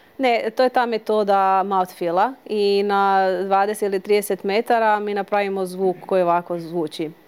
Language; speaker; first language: Croatian; early bilingual, heritage; Croatian